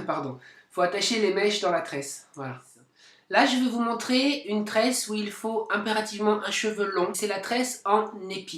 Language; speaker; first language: French; native; French